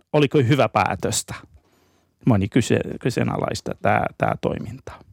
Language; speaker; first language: Finnish; non-native, fluent; Persian